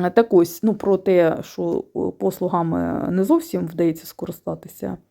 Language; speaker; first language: Ukrainian; non-native, local second language; Russian